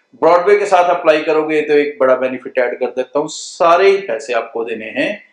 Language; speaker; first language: Hindi; non-native, local second language; Punjabi